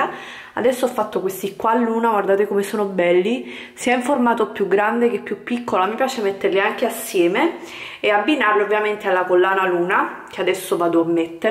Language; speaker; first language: Italian; native; Italian